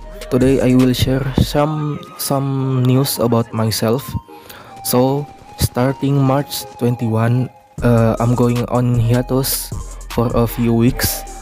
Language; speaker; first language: English; non-native, learner; Indonesian